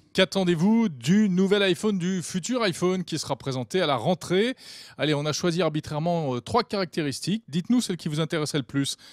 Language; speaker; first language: French; native; French